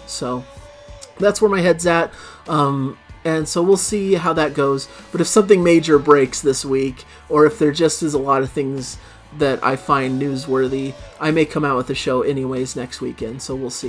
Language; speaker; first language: English; native; English